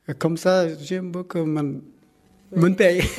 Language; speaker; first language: French; non-native, learner; Persian